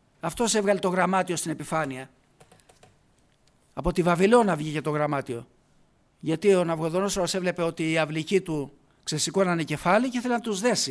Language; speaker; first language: Greek; native; Greek